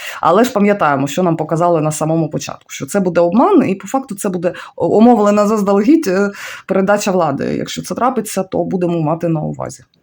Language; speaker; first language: Ukrainian; non-native, local second language; Russian